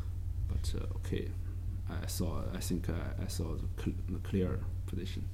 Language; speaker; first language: English; non-native, learner; Chinese